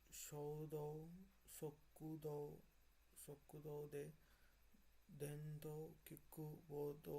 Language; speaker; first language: Japanese; non-native, learner; Marathi